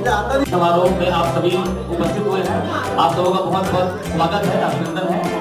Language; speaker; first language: Hindi; native; Hindi